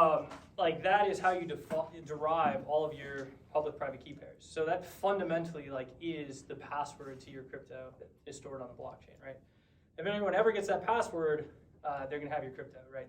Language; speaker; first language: English; native; English